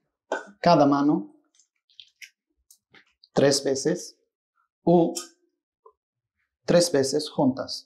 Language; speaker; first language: Spanish; non-native, fluent; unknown